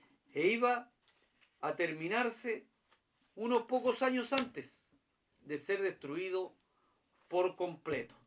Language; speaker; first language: Spanish; native; Spanish